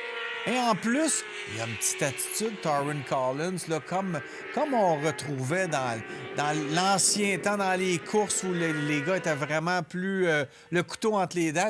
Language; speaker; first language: French; native; French